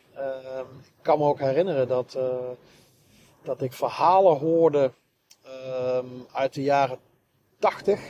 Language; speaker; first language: Dutch; native; Dutch